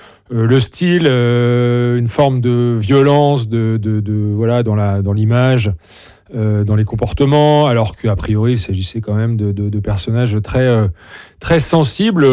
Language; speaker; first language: French; native; French